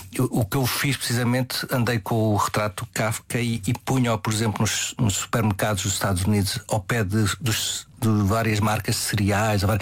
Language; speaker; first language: Portuguese; native; Portuguese